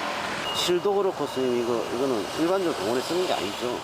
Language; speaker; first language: Korean; native; Korean